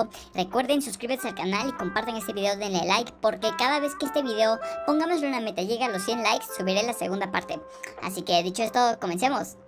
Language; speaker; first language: Spanish; native; Spanish